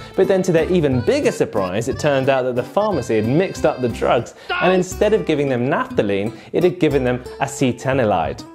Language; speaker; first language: English; native; English